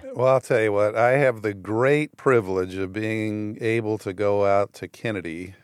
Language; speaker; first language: English; native; English